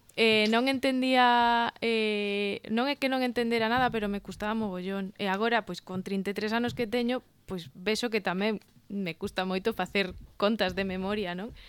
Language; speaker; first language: Galician; non-native, local second language; Spanish